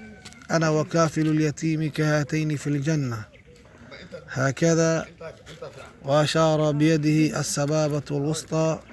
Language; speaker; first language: Arabic; non-native, local second language; Somali